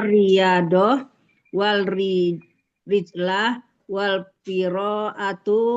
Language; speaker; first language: Arabic; non-native, learner; Indonesian